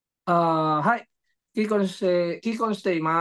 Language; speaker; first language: Japanese; non-native, learner; Filipino